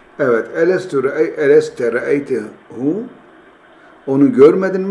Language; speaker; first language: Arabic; non-native, fluent; Turkish